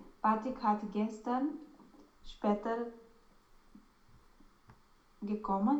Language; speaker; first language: German; non-native, learner; Romanian